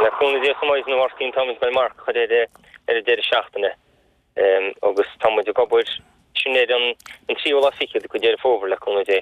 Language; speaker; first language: Irish; native; Irish